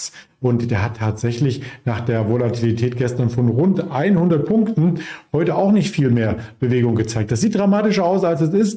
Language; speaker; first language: German; native; German